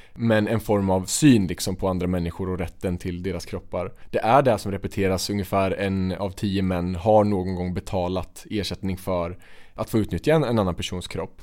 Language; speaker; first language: Swedish; native; Swedish